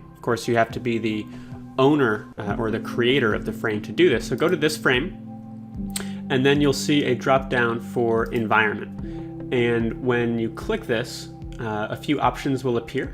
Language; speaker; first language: English; native; English